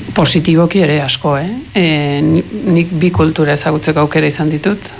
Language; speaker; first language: Basque; early bilingual, heritage; Spanish